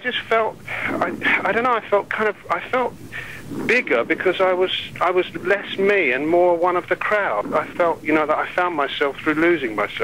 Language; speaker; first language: English; native; English